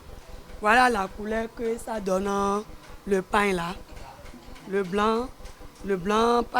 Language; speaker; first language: French; non-native, learner; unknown